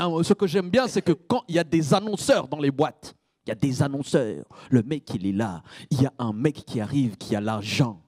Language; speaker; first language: French; non-native, local second language; Kinyarwanda